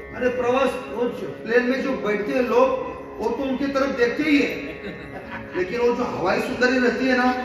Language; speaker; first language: Hindi; non-native, local second language; Marathi